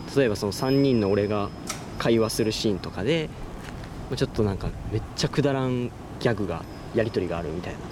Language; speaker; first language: Japanese; native; Japanese